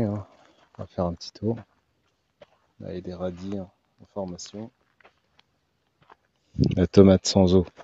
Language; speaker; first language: French; native; French